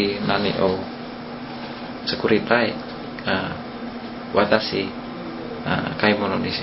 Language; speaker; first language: Japanese; non-native, learner; Indonesian